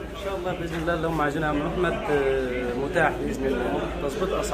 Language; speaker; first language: Arabic; native; Arabic